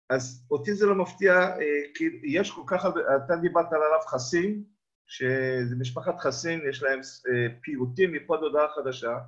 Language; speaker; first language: Hebrew; non-native, fluent; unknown